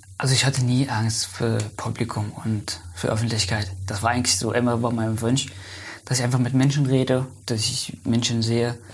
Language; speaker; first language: German; non-native, fluent; Persian